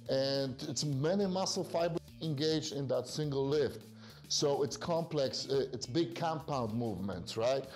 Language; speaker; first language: English; non-native, fluent; Polish